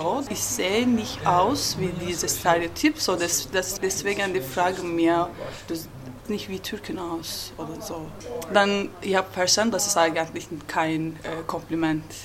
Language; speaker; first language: German; non-native, learner; Turkish